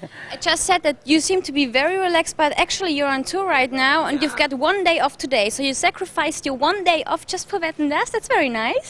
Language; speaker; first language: English; non-native, fluent; German